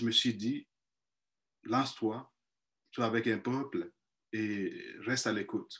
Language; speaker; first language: French; non-native, fluent; Igbo